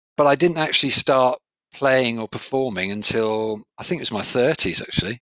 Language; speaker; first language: English; native; English